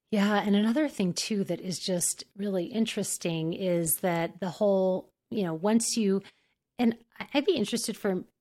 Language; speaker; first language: English; native; English